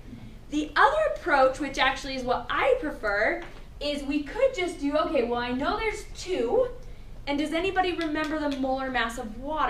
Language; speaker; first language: English; native; English